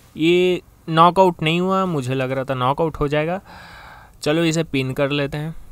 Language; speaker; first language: Hindi; native; Hindi